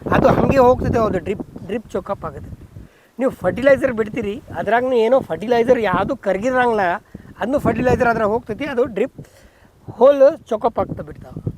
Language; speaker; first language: Kannada; native; Kannada